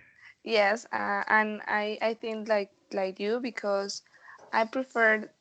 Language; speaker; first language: English; non-native, learner; Spanish